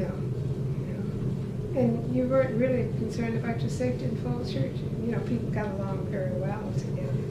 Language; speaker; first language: English; native; English